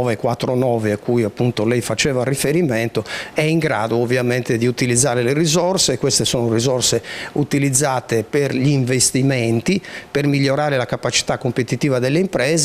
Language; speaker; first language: Italian; native; Italian